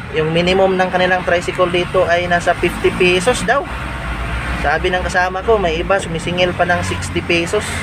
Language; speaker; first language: Filipino; non-native, local second language; Cebuano